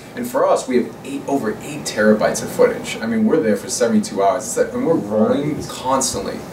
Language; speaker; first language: English; native; English